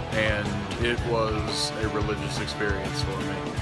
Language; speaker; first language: English; native; English